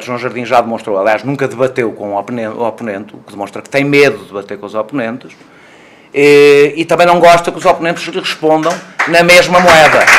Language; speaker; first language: Portuguese; native; Portuguese